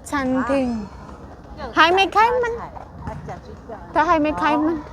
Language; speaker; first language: Chinese; non-native, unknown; Indonesian